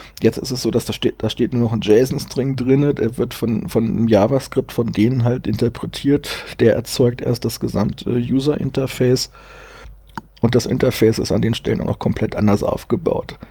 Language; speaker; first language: German; native; German